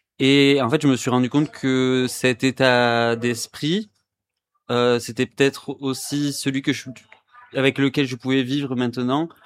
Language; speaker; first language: French; native; French